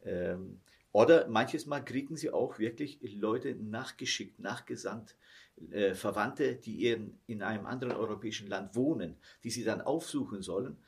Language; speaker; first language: German; early bilingual, heritage; German